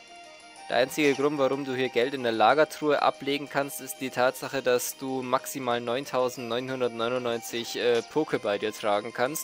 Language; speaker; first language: German; native; German